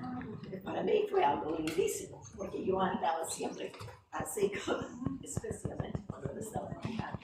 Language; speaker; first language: Spanish; non-native, fluent; English